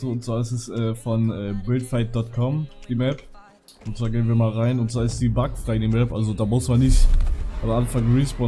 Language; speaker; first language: German; native; German